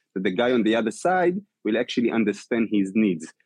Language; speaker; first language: English; non-native, fluent; Hebrew